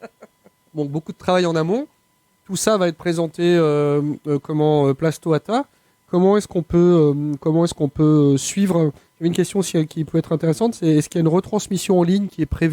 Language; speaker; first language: French; native; French